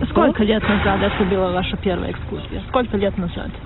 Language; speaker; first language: Russian; non-native, learner; Serbian